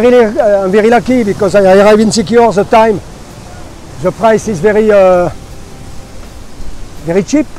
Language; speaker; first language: English; non-native, learner; French